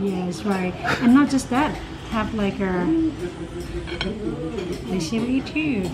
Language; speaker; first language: English; non-native, learner; Thai